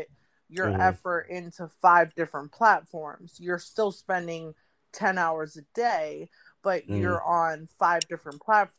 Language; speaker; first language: English; native; English